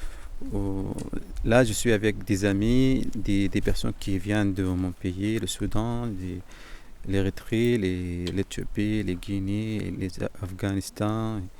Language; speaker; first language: French; non-native, fluent; Arabic